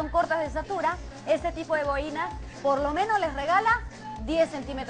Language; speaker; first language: Spanish; native; Spanish